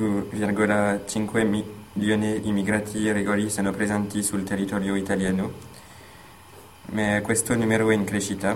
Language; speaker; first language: Italian; non-native, learner; French